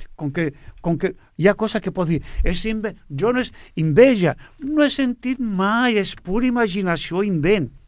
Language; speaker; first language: Catalan; non-native, fluent; Portuguese